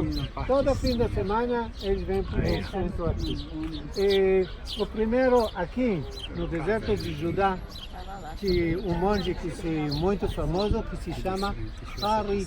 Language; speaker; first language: Portuguese; non-native, learner; Hebrew